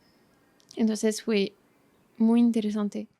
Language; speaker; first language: Spanish; non-native, fluent; French